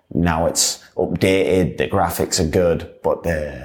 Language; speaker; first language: English; native; English